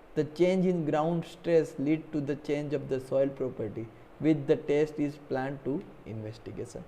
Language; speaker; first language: English; non-native, local second language; Gujarati